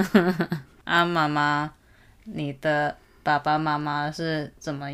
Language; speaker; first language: Chinese; early bilingual, heritage; Chinese